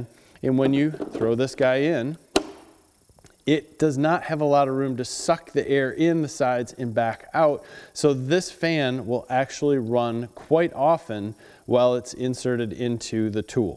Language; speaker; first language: English; native; English